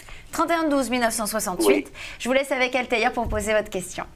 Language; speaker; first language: French; native; French